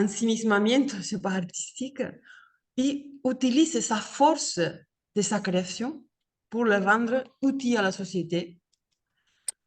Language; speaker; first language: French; non-native, fluent; Spanish